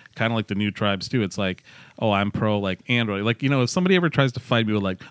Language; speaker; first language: English; early bilingual, other home language; Hindi